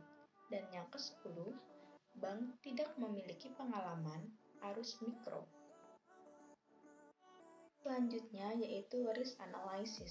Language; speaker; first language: Indonesian; native; Indonesian